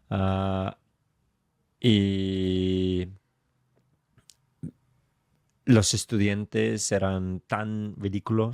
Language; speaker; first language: Spanish; non-native, fluent; English